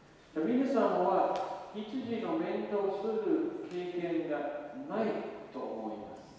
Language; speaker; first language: Japanese; non-native, learner; English